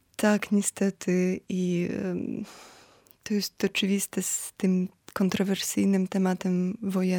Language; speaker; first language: Polish; non-native, fluent; Ukrainian